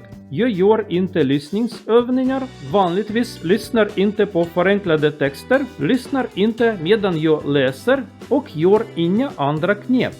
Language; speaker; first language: Swedish; non-native, learner; Russian